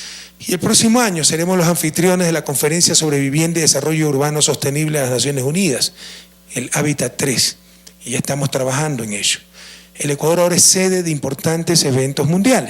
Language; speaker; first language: Spanish; native; Spanish